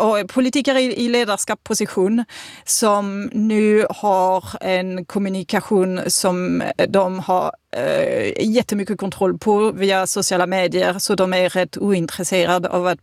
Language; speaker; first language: Swedish; non-native, fluent; French